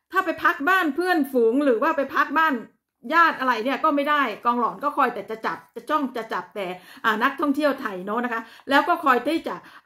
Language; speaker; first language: Thai; native; Thai